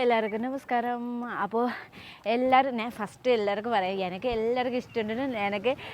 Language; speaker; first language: Malayalam; non-native, learner; Nepali